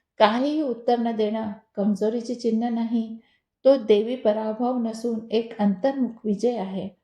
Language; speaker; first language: Marathi; non-native, local second language; Hindi